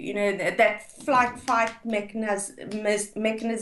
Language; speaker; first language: English; native; English